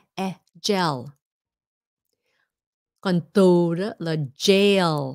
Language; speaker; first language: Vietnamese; early bilingual, heritage; Vietnamese